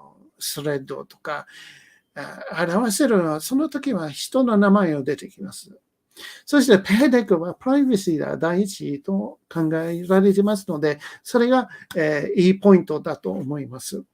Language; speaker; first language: Japanese; non-native, learner; English